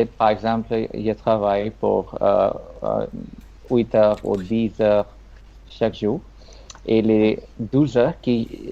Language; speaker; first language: French; non-native, learner; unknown